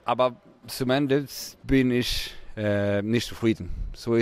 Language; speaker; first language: German; non-native, fluent; Swedish